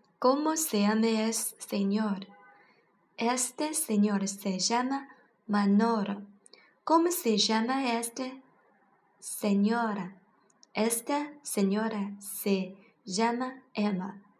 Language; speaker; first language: Spanish; non-native, learner; Chinese